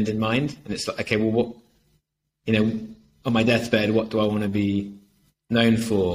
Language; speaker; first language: English; native; English